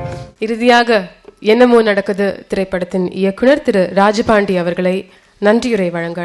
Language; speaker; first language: Tamil; native; Tamil